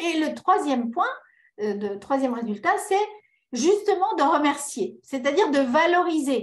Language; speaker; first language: French; early bilingual, other home language; Spanish